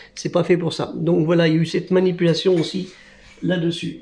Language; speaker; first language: French; native; French